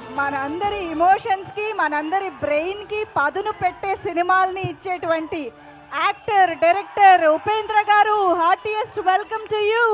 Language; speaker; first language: Telugu; native; Telugu